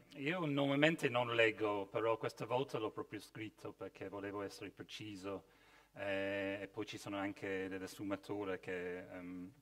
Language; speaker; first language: Italian; non-native, fluent; English